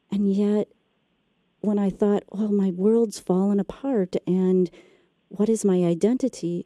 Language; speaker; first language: English; native; English